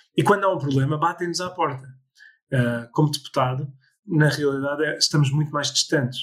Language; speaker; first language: Portuguese; early bilingual, other home language; English